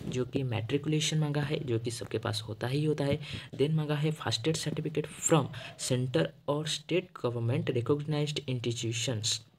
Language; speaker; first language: Hindi; non-native, local second language; Odia